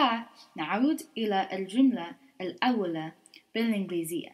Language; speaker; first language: Arabic; non-native, learner; English